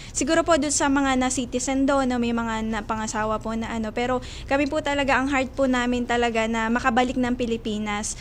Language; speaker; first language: Filipino; native; Filipino